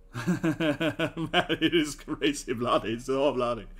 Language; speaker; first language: English; non-native, fluent; Swedish